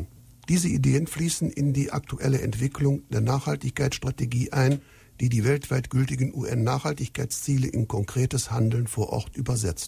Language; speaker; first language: German; native; German